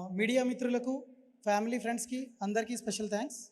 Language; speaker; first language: Telugu; native; Telugu